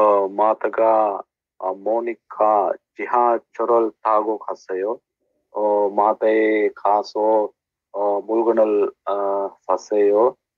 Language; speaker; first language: Korean; non-native, learner; Sinhala